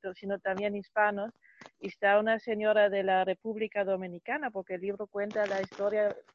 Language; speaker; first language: Spanish; non-native, fluent; German